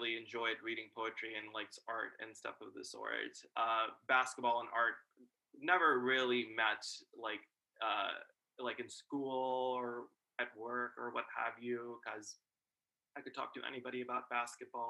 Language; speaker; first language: English; early bilingual, other home language; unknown